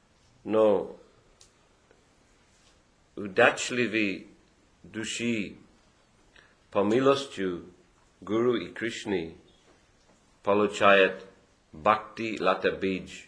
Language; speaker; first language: Russian; non-native, fluent; English